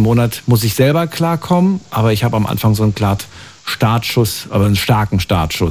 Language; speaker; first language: German; native; German